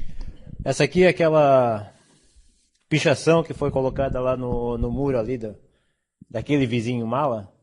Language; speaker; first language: Portuguese; native; Portuguese